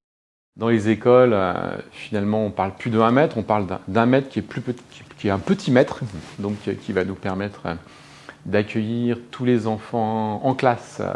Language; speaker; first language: French; native; French